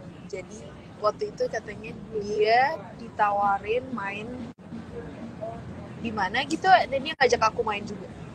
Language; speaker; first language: Indonesian; early bilingual, heritage; Indonesian